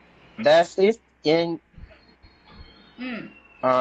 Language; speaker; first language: German; non-native, learner; Tamil